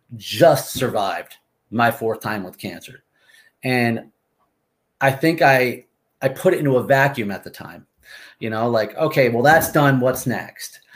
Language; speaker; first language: English; native; English